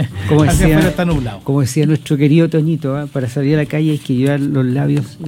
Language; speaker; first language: Spanish; native; Spanish